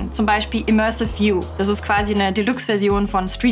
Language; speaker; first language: German; native; German